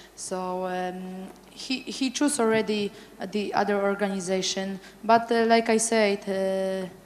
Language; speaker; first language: English; non-native, fluent; Polish